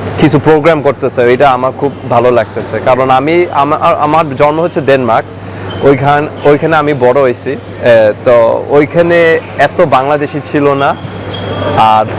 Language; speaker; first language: Bangla; early bilingual, heritage; Bangla